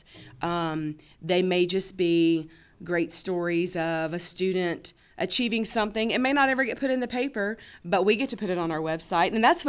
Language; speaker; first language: English; native; English